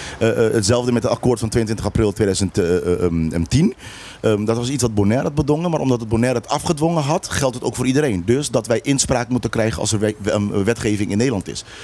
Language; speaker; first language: Dutch; non-native, local second language; Papiamento